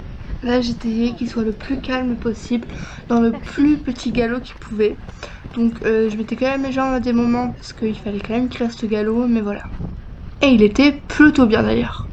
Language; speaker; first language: French; native; French